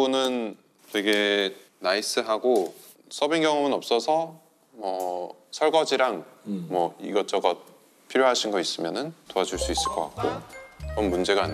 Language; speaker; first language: Korean; early bilingual, heritage; Korean